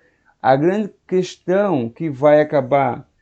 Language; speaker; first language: Portuguese; native; Portuguese